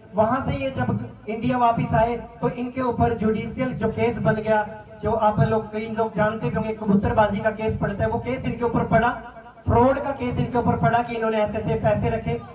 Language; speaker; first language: Hindi; native; Hindi